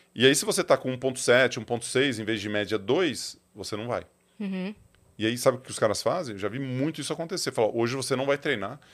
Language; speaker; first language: Portuguese; native; Portuguese